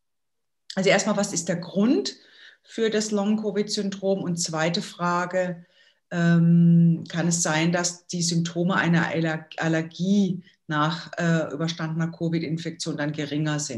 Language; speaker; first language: German; native; German